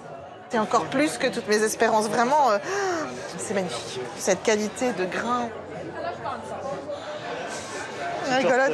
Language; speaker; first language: French; native; French